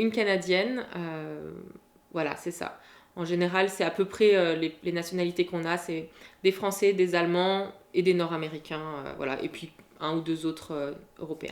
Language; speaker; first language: French; native; French